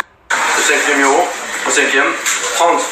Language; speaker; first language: French; native; French